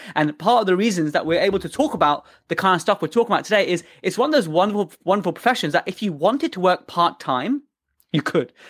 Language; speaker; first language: English; early bilingual, other home language; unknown